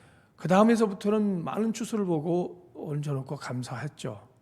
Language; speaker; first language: Korean; native; Korean